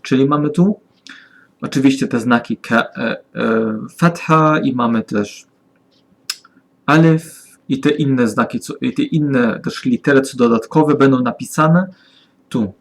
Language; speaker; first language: Polish; non-native, learner; German